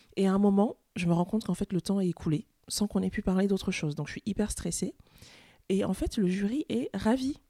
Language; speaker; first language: French; native; French